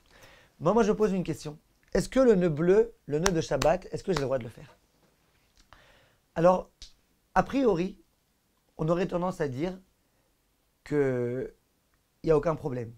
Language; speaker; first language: French; native; French